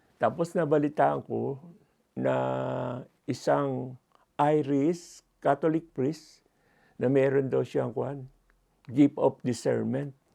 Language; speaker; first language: Filipino; non-native, local second language; Pampanga